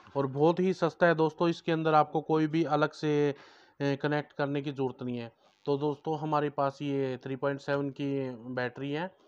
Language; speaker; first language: Hindi; native; Hindi